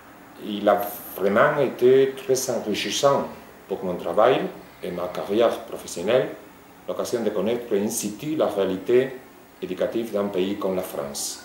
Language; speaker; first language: French; non-native, fluent; Spanish